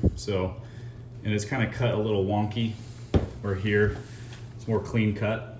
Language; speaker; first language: English; native; English